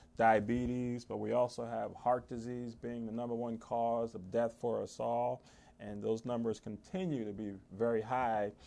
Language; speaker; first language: English; native; English